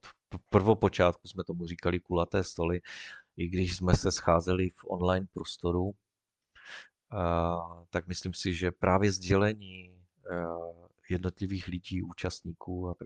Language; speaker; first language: Czech; native; Czech